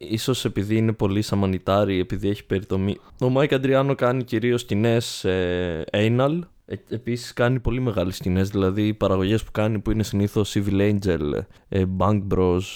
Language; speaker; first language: Greek; native; Greek